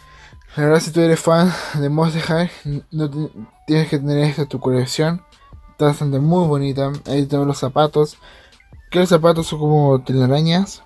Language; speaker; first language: Spanish; native; Spanish